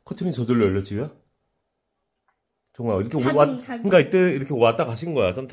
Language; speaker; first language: Korean; native; Korean